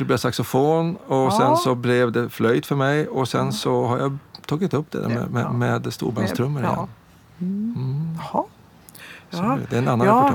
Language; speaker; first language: Swedish; native; Swedish